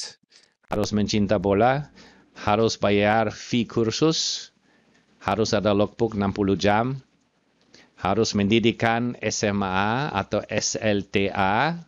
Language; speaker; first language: Indonesian; non-native, fluent; German